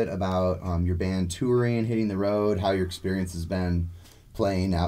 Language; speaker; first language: English; native; English